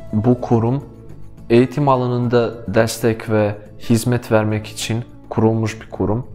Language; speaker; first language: Turkish; non-native, fluent; Bosnian